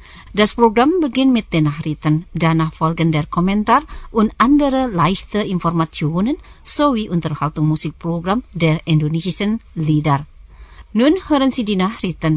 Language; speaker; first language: German; non-native, fluent; Indonesian